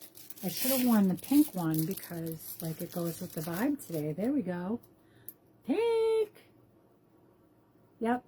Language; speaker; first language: English; native; English